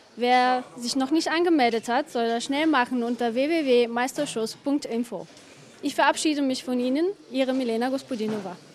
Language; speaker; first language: German; non-native, fluent; Bulgarian